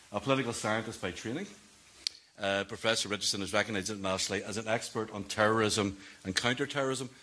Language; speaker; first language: English; native; English